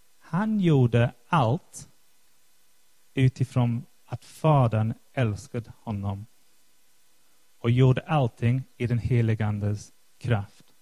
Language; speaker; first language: Swedish; non-native, fluent; English